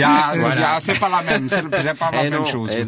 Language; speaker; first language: French; non-native, learner; Dutch